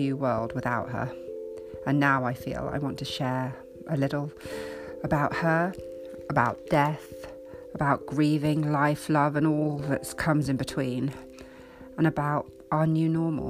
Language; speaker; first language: English; native; English